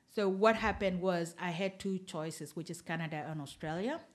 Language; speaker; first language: English; non-native, fluent; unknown